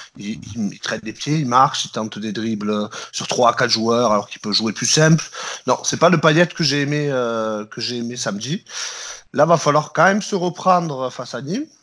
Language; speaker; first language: French; native; French